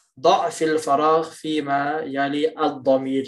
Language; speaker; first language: Arabic; non-native, fluent; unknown